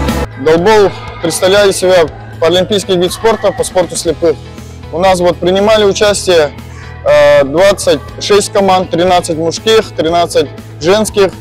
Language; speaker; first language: Russian; native; Russian